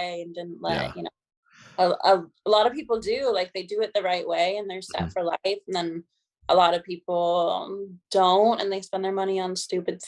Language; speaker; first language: English; native; English